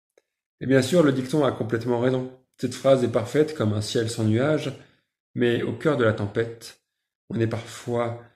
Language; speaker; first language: French; native; French